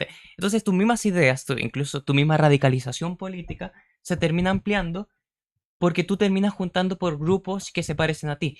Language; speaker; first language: Spanish; native; Spanish